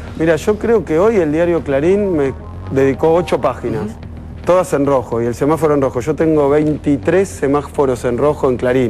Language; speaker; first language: Spanish; native; Spanish